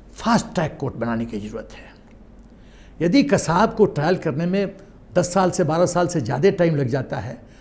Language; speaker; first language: Hindi; native; Hindi